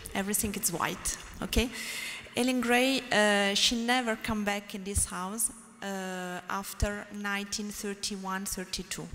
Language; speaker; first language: English; non-native, learner; French